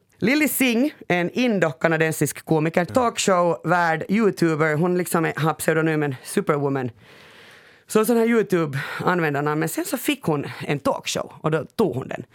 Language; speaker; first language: Swedish; native; Swedish